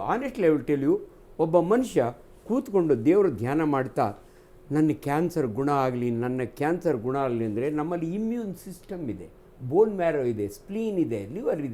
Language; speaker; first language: Kannada; native; Kannada